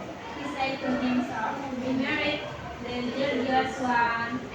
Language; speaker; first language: English; non-native, learner; Indonesian